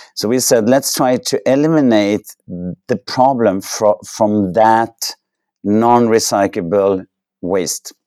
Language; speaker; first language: English; non-native, fluent; Swedish